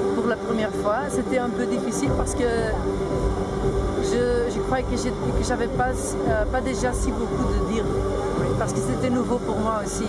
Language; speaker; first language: French; non-native, local second language; Dutch